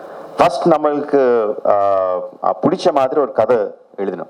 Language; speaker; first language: Tamil; non-native, local second language; Telugu